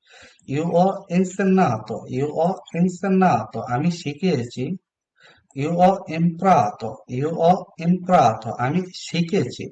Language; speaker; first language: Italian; non-native, learner; Bangla